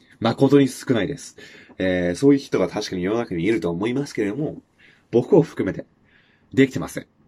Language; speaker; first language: Japanese; non-native, fluent; English